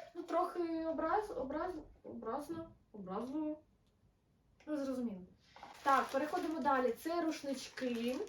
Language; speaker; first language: Ukrainian; non-native, local second language; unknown